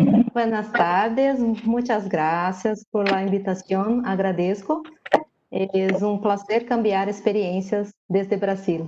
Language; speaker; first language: Spanish; non-native, learner; Portuguese